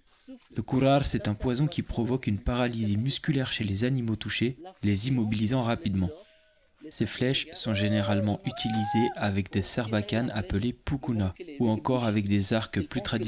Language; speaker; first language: French; native; French